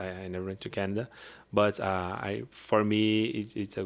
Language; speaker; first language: English; non-native, learner; Portuguese